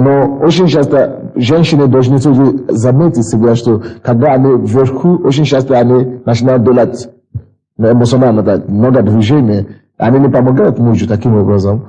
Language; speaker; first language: Russian; non-native, fluent; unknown